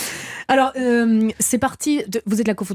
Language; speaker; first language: French; native; French